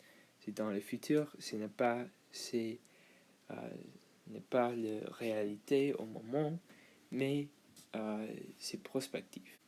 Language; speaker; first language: French; non-native, learner; English